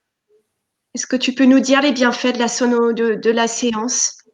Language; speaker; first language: French; native; French